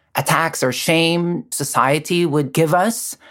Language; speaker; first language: English; non-native, local second language; Filipino